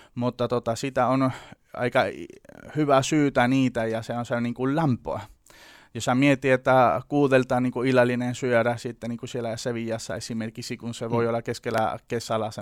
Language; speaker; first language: Finnish; non-native, learner; Spanish